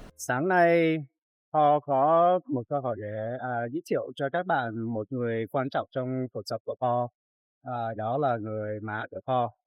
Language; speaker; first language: Vietnamese; early bilingual, heritage; Vietnamese